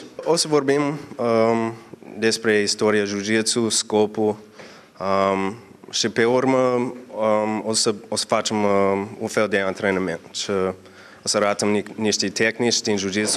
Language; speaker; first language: Romanian; non-native, fluent; English